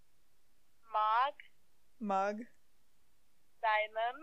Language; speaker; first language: English; non-native, fluent; German